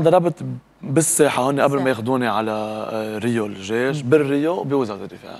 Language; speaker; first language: Arabic; native; Arabic